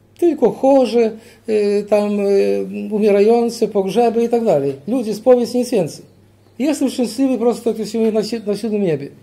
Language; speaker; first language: Polish; early bilingual, heritage; Polish